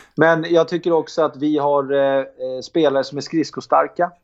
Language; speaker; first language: Swedish; native; Swedish